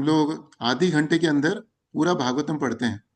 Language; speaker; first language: Hindi; native; Hindi